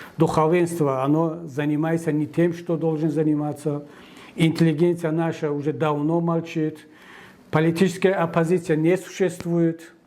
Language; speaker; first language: Russian; non-native, local second language; Tajik